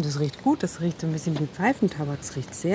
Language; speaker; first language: German; native; German